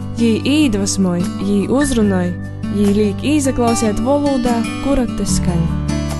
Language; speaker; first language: Latvian; native; Latvian